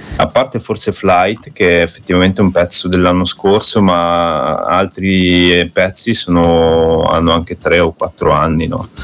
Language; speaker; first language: Italian; early bilingual, other home language; Russian